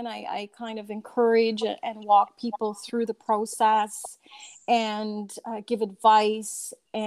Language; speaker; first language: English; native; English